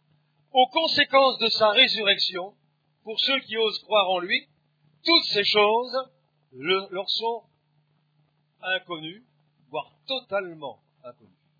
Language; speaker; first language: French; native; French